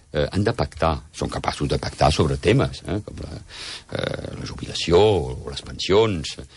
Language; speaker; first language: Catalan; early bilingual, heritage; Catalan